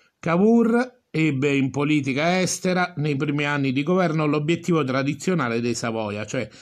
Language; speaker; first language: Italian; native; Italian